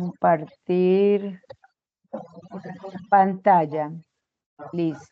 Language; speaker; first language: Spanish; native; Spanish